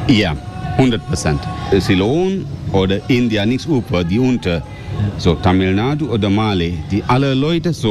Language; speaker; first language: German; non-native, learner; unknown